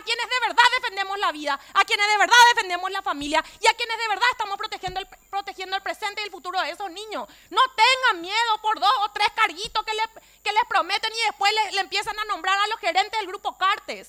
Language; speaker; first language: Spanish; native; Spanish